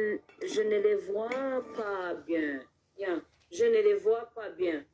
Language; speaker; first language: French; non-native, learner; Kinyarwanda